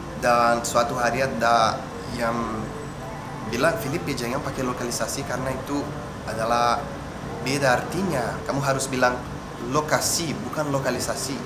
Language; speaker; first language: Indonesian; non-native, fluent; Portuguese